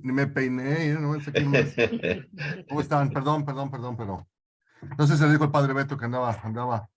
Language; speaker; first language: Spanish; native; Spanish